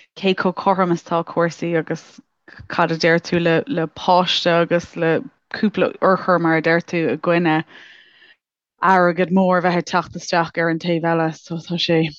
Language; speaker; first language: Irish; native; Irish